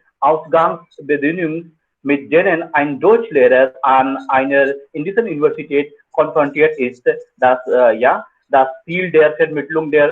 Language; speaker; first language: German; non-native, fluent; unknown